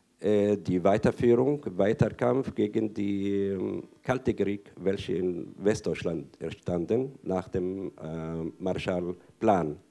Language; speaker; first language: German; non-native, fluent; Arabic